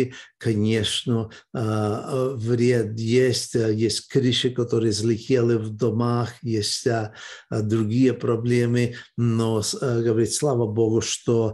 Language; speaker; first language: Russian; early bilingual, heritage; Russian